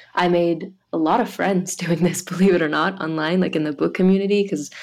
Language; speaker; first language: English; early bilingual, other home language; French